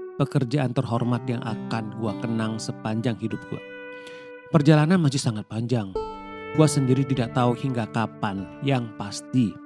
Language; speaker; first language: Indonesian; native; Indonesian